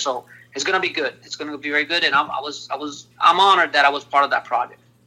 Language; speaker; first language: English; early bilingual, other home language; Spanish